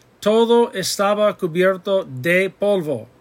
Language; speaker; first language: Spanish; non-native, fluent; English